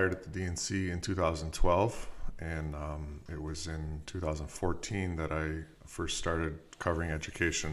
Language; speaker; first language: English; native; English